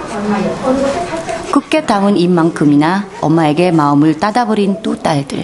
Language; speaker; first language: Korean; native; Korean